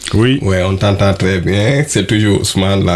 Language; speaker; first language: French; non-native, local second language; Wolof